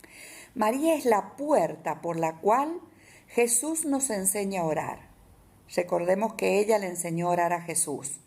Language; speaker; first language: Spanish; native; Spanish